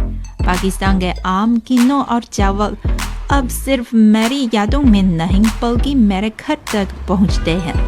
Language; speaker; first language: Urdu; non-native, fluent; Chinese